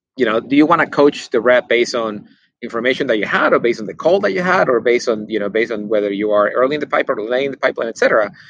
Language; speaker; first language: English; non-native, fluent; Spanish